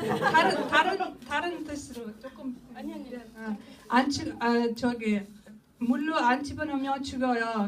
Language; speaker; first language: Korean; non-native, learner; Russian